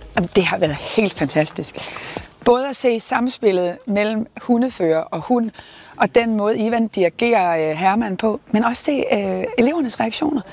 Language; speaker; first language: Danish; native; Danish